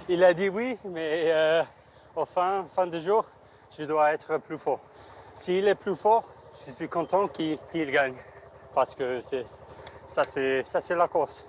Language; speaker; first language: French; non-native, learner; English